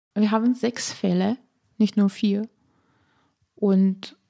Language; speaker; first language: German; non-native, fluent; Slovenian